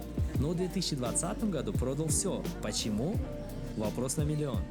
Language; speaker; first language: Russian; native; Russian